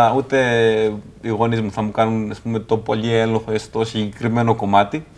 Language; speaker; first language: Greek; non-native, fluent; Kurdish